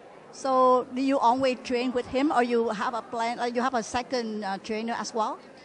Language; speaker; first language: English; non-native, fluent; Vietnamese